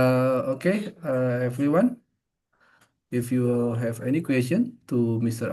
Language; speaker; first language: English; non-native, fluent; Indonesian